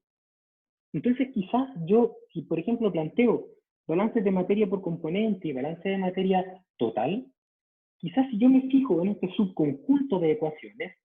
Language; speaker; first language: Spanish; native; Spanish